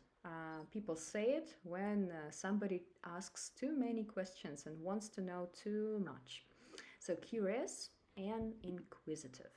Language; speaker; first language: English; non-native, fluent; Russian